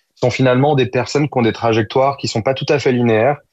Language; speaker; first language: French; native; French